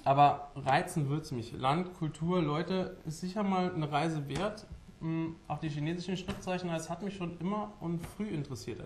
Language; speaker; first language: German; native; German